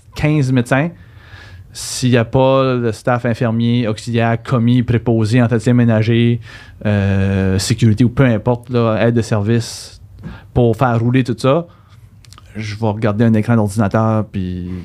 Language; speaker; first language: French; native; French